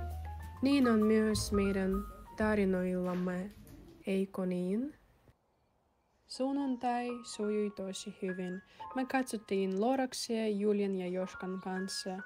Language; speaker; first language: Finnish; non-native, learner; Russian